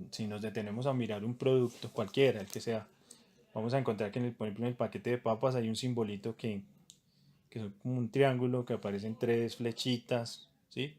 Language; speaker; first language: Spanish; native; Spanish